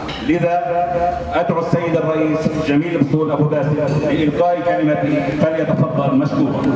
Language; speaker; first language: Arabic; native; Arabic